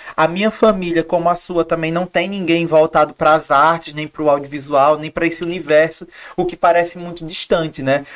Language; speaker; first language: Portuguese; native; Portuguese